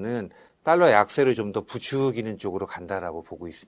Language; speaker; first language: Korean; native; Korean